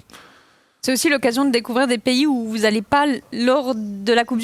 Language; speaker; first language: French; native; French